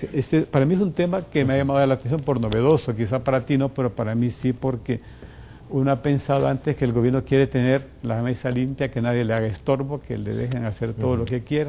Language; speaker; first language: Spanish; native; Spanish